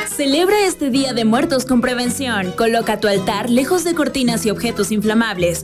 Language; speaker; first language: Spanish; native; Spanish